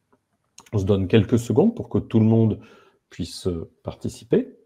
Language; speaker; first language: French; native; French